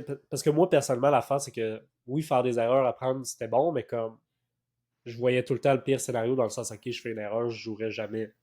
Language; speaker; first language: French; native; French